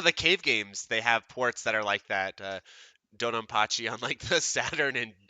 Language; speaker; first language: English; native; English